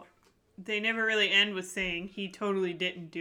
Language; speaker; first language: English; native; English